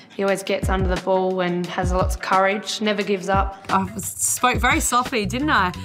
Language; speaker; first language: English; native; English